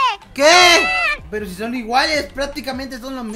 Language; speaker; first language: Spanish; native; Spanish